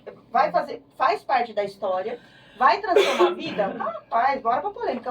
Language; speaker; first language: Portuguese; native; Portuguese